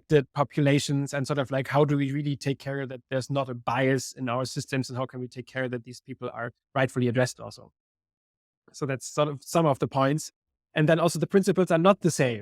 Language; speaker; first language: English; non-native, fluent; German